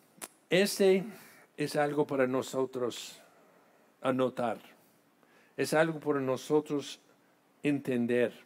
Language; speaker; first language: Spanish; non-native, fluent; English